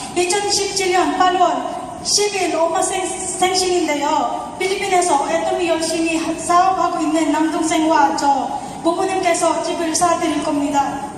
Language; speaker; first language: Korean; non-native, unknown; Filipino